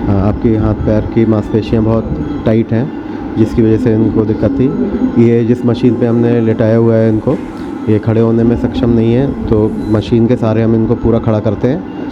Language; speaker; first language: Hindi; native; Hindi